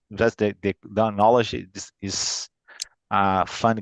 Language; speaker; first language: English; non-native, fluent; Portuguese